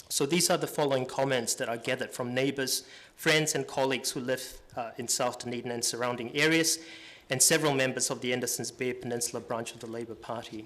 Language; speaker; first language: English; native; English